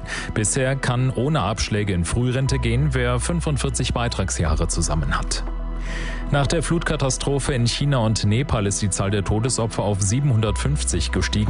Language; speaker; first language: German; native; German